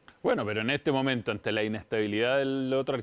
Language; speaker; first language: Spanish; native; Spanish